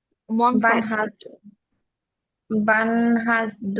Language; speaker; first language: German; non-native, learner; Bangla